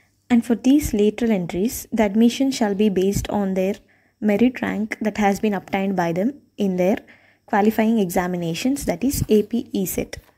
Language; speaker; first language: English; non-native, local second language; Telugu